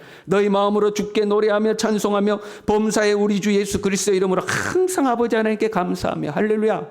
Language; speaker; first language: Korean; native; Korean